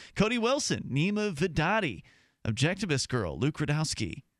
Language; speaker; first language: English; native; English